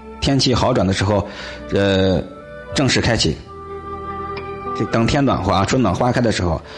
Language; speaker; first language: Chinese; native; Chinese